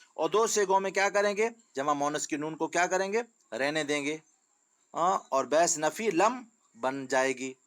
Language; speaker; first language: Urdu; non-native, local second language; Sindhi